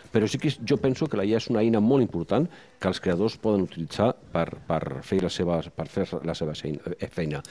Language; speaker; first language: Catalan; non-native, local second language; Spanish